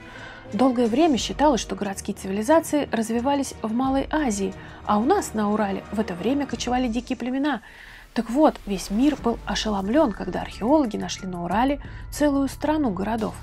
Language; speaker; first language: Russian; native; Russian